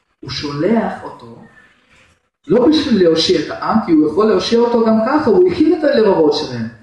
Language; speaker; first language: Hebrew; non-native, fluent; Russian